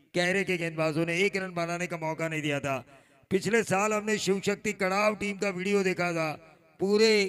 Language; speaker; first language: Hindi; non-native, local second language; Marathi